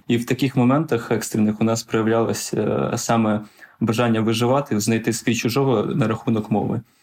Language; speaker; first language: Ukrainian; non-native, local second language; Russian